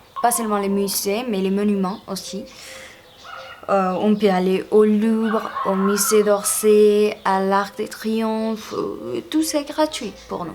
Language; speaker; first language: French; non-native, fluent; Spanish